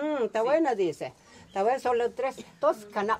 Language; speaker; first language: Spanish; non-native, local second language; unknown